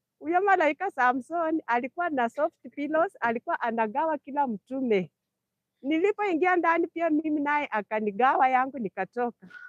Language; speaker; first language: Swahili; non-native, local second language; Luyia